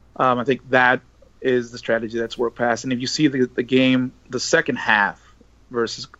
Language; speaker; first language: English; early bilingual, other home language; Spanish